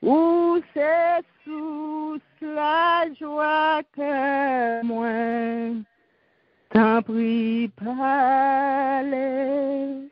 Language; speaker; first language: French; non-native, local second language; Haitian Creole